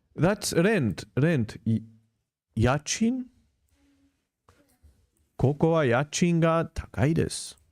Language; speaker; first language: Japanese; non-native, learner; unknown